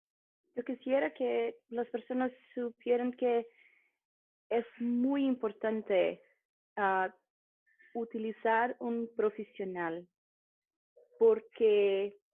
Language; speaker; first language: Spanish; non-native, fluent; Portuguese